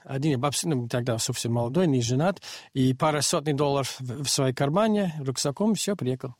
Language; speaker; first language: Russian; non-native, fluent; English